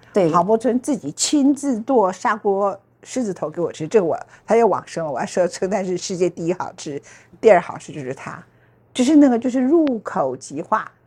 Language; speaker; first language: Chinese; native; Chinese